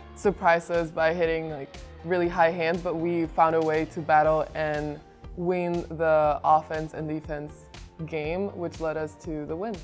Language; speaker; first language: English; non-native, fluent; Spanish